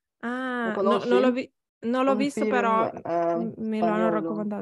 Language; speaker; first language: Italian; non-native, learner; Catalan